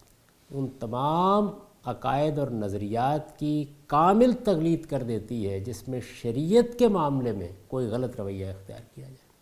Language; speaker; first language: Urdu; native; Urdu